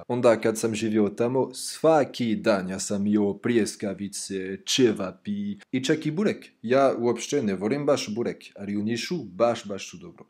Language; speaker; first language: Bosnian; non-native, learner; French